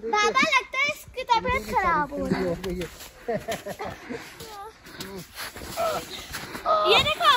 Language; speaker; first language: Urdu; native; Urdu